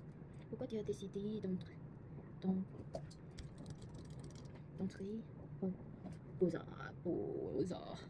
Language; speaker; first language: French; non-native, learner; Korean